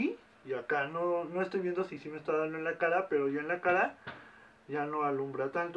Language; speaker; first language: Spanish; native; Spanish